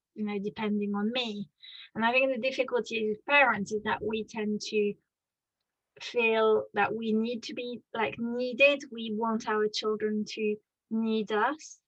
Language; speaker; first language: English; non-native, fluent; French